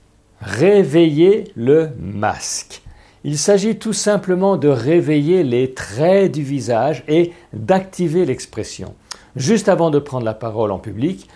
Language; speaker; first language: French; native; French